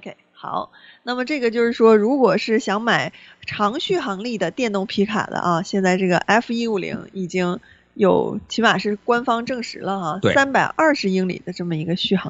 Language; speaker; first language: Chinese; native; Chinese